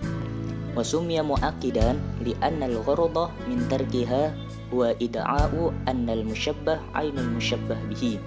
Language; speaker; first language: Arabic; non-native, learner; Indonesian